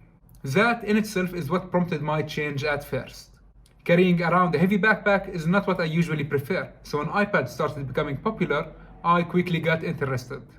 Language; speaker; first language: English; non-native, fluent; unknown